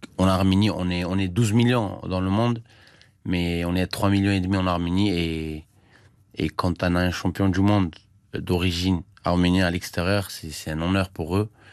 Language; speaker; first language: French; early bilingual, other home language; Armenian